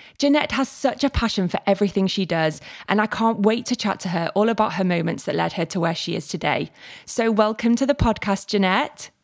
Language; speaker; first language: English; native; English